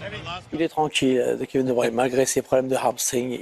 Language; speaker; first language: French; native; French